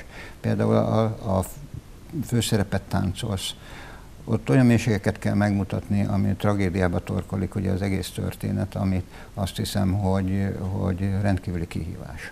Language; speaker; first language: Hungarian; native; Hungarian